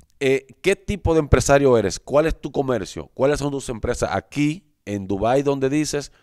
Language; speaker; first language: Spanish; native; Spanish